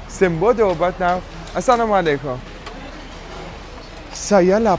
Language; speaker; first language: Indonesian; non-native, learner; Persian